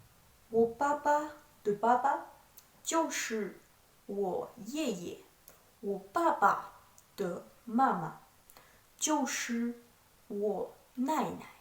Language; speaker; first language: Chinese; non-native, fluent; French